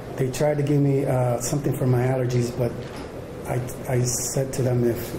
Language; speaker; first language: English; early bilingual, other home language; Spanish